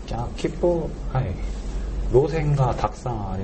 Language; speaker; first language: Japanese; non-native, learner; Korean